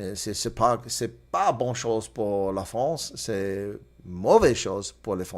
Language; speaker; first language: French; non-native, learner; English